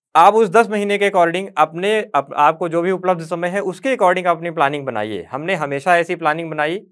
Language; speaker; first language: Hindi; native; Hindi